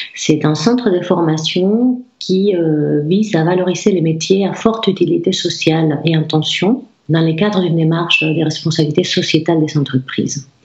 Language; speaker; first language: French; non-native, fluent; Spanish